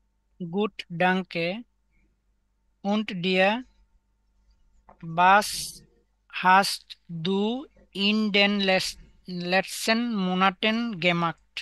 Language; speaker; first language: German; non-native, learner; Bangla